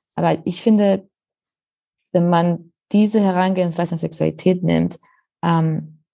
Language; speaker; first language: German; non-native, fluent; Spanish